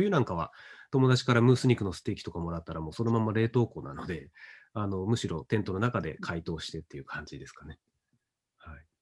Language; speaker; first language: Japanese; native; Japanese